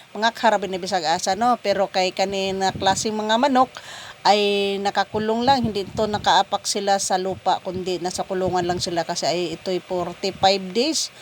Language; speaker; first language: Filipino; non-native, local second language; Cebuano